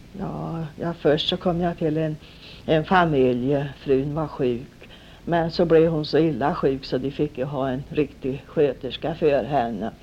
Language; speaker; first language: Swedish; native; Swedish